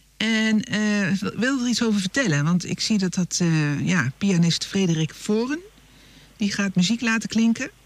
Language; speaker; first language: Dutch; native; Dutch